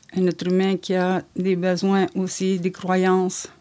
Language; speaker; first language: French; non-native, fluent; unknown